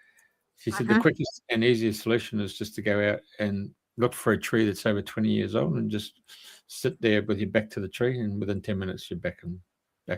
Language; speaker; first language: English; native; English